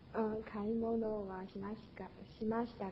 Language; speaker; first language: Japanese; non-native, learner; Chinese